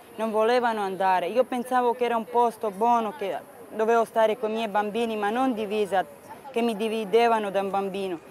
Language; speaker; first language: Italian; non-native, local second language; Romany